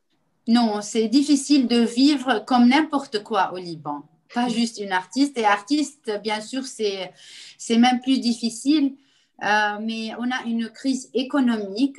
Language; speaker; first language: French; non-native, local second language; Arabic